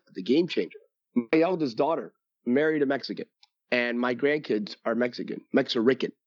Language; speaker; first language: English; early bilingual, other home language; Spanish